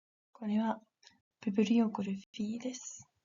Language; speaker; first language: Japanese; non-native, learner; English